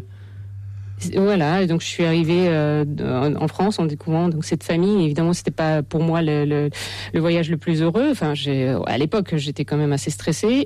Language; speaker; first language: French; non-native, fluent; Russian